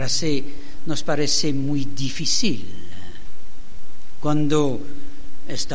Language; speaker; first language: Spanish; non-native, fluent; French